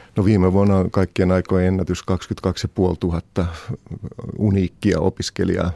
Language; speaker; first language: Finnish; native; Finnish